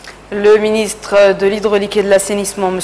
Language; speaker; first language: French; non-native, local second language; Arabic